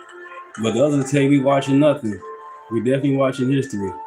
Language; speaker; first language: English; native; English